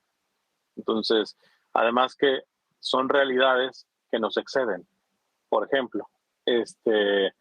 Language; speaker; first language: Spanish; native; Spanish